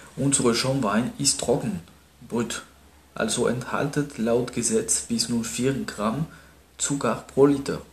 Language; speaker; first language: German; non-native, learner; Spanish